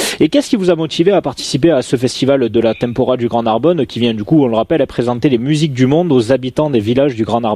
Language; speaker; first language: French; native; French